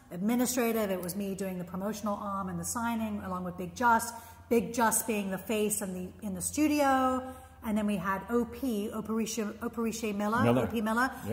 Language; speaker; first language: English; native; English